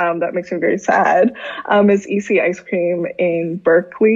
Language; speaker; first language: English; native; English